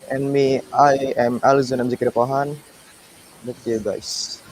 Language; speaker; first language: English; non-native, learner; Indonesian